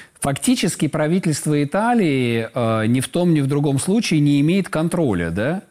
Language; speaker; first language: Russian; native; Russian